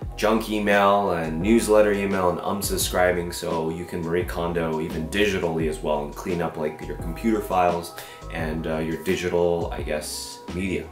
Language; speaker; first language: English; early bilingual, other home language; Korean